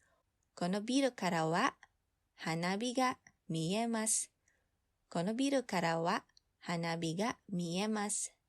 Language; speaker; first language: Japanese; non-native, fluent; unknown